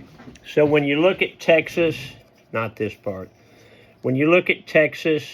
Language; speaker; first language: English; native; English